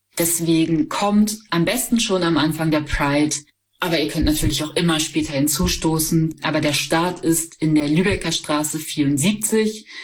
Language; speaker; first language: German; native; German